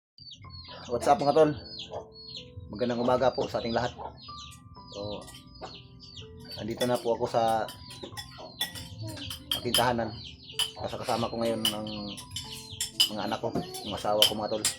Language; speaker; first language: Filipino; non-native, local second language; Cebuano